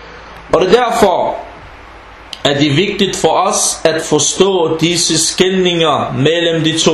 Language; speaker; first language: Danish; early bilingual, other home language; Arabic